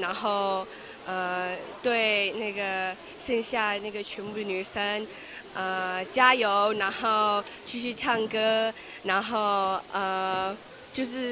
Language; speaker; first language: Chinese; early bilingual, heritage; Chinese